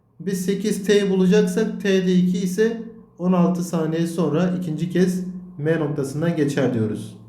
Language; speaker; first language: Turkish; native; Turkish